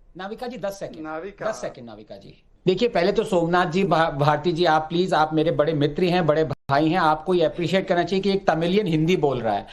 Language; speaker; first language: Hindi; non-native, local second language; Tamil